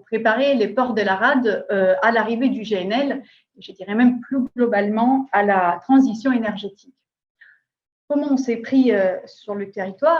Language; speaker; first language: French; native; French